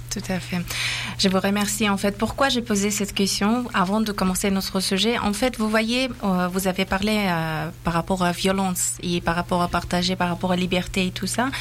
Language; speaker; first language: French; non-native, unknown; Persian